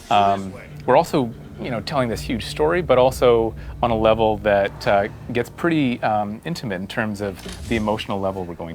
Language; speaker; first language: English; native; English